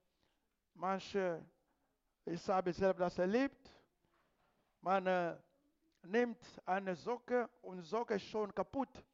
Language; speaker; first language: German; non-native, fluent; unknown